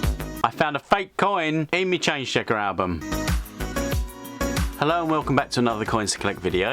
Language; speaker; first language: English; native; English